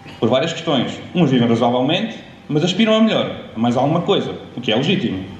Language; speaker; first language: Portuguese; native; Portuguese